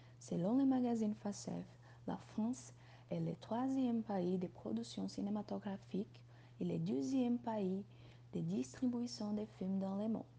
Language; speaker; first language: French; non-native, learner; Portuguese